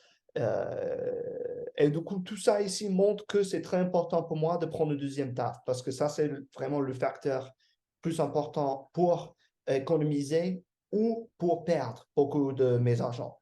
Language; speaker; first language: French; non-native, fluent; English